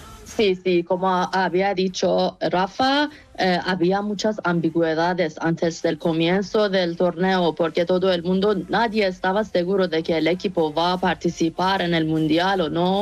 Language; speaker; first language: Spanish; non-native, fluent; Persian